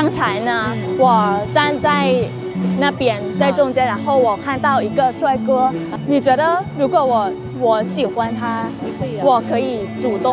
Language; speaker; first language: Chinese; non-native, fluent; Thai